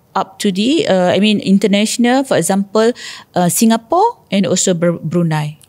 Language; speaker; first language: English; non-native, local second language; Malay